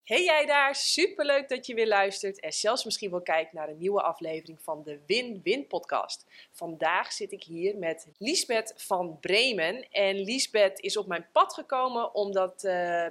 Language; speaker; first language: Dutch; native; Dutch